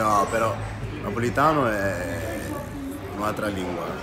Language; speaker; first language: Italian; non-native, learner; Dutch